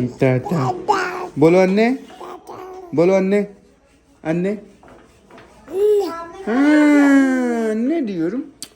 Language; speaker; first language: Turkish; non-native, learner; Urdu